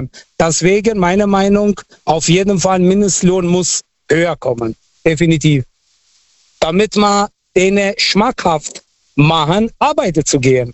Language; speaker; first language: German; non-native, fluent; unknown